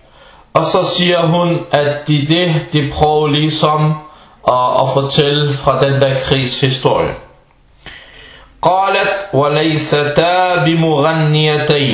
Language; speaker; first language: Danish; early bilingual, other home language; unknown